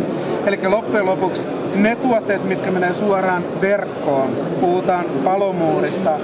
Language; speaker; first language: Finnish; native; Finnish